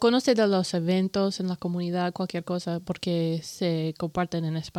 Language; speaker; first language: Spanish; non-native, learner; English